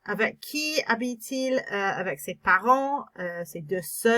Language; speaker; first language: French; non-native, fluent; English